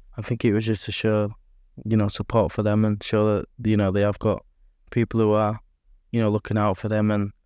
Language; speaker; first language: English; native; English